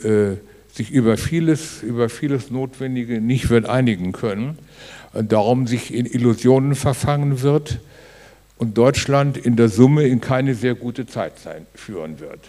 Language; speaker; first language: German; native; German